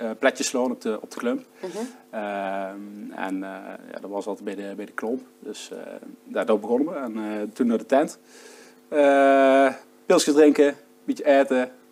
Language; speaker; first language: Dutch; native; Dutch